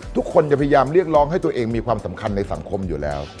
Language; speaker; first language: Thai; native; Thai